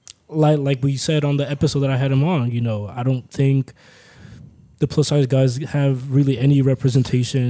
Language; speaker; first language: English; early bilingual, other home language; Spanish